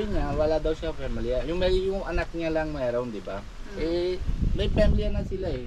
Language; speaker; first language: Filipino; non-native, fluent; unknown